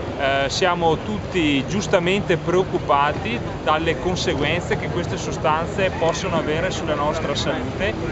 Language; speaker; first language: Italian; native; Italian